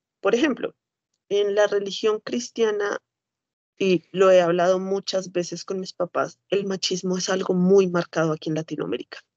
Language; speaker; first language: Spanish; native; Spanish